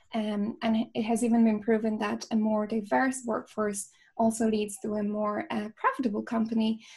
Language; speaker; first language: English; non-native, fluent; Polish